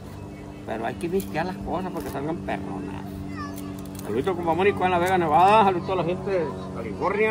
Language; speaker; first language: Spanish; native; Spanish